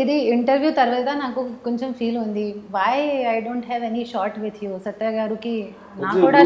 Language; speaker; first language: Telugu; non-native, learner; Hindi